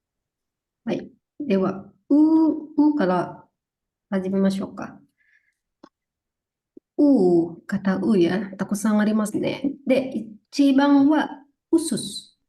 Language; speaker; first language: Japanese; non-native, fluent; Indonesian